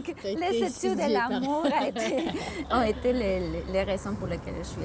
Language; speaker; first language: French; non-native, fluent; Spanish